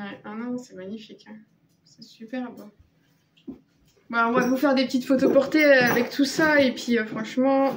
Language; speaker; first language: French; native; French